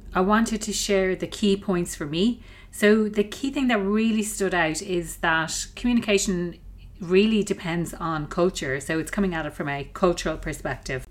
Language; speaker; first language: English; native; English